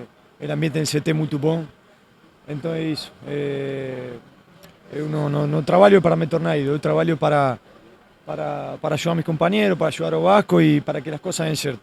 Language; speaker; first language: Portuguese; non-native, fluent; Spanish